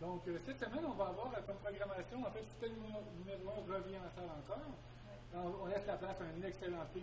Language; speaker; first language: French; native; French